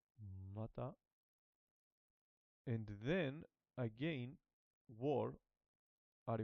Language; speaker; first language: Japanese; non-native, learner; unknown